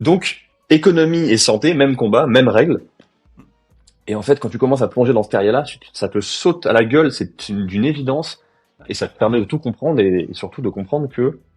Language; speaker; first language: French; native; French